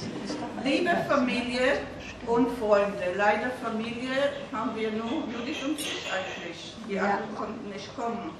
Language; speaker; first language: German; non-native, fluent; Hebrew